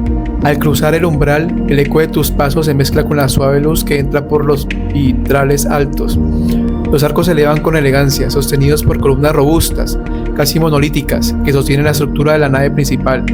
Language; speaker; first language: Spanish; native; Spanish